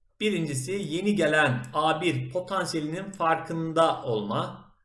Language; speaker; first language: Turkish; native; Turkish